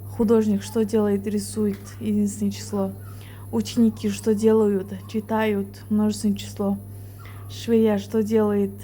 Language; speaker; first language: Russian; non-native, local second language; Kazakh